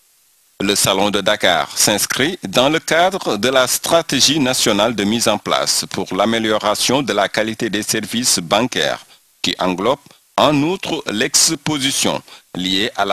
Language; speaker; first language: French; non-native, local second language; Wolof